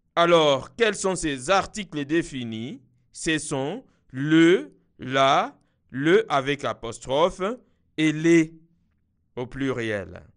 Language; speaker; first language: French; non-native, local second language; Kinyarwanda